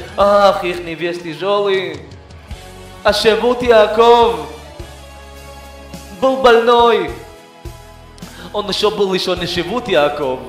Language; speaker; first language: Russian; early bilingual, heritage; Hebrew